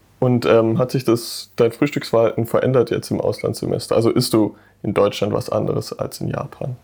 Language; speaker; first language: German; native; German